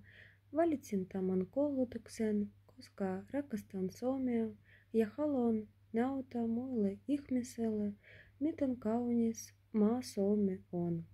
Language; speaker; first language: Finnish; non-native, learner; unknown